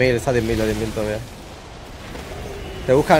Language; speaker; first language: Spanish; native; Spanish